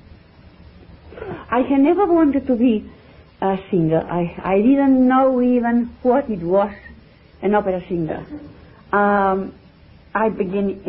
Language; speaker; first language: English; non-native, fluent; Spanish